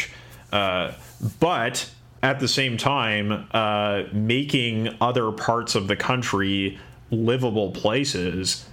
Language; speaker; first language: English; native; English